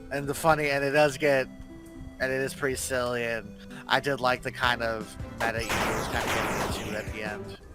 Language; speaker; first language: English; native; English